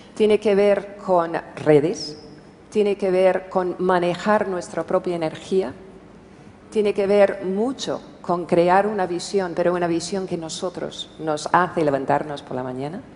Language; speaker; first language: Spanish; non-native, fluent; English